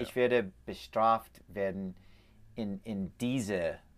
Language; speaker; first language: German; non-native, learner; English